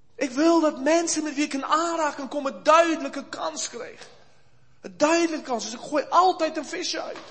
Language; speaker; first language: Dutch; early bilingual, heritage; Dutch